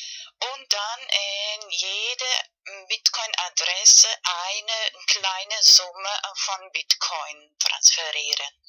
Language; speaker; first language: German; non-native, fluent; Spanish